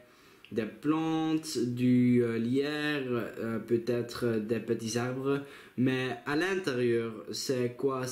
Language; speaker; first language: French; non-native, local second language; Dutch